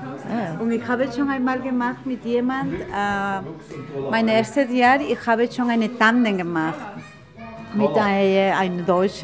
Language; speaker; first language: German; non-native, learner; Spanish